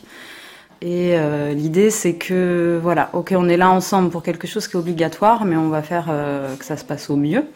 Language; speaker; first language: French; native; French